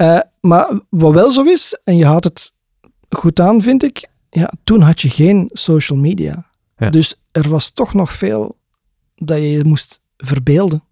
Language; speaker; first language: Dutch; native; Dutch